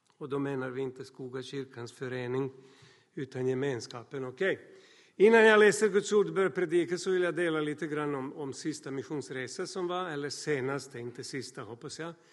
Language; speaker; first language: Swedish; non-native, fluent; Serbian